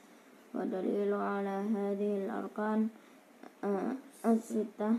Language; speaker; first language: Arabic; non-native, learner; Indonesian